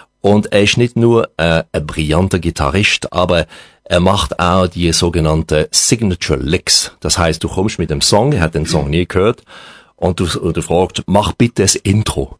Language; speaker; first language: German; non-native, local second language; French